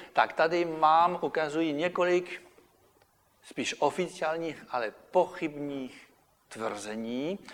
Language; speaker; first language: Czech; non-native, fluent; French